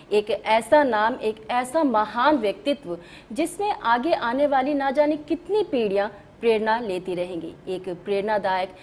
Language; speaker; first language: Hindi; native; Hindi